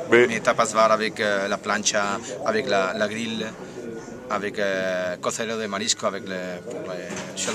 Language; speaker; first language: French; non-native, learner; Spanish